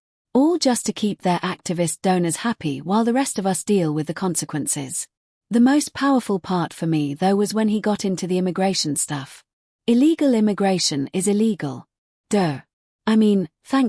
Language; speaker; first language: English; native; English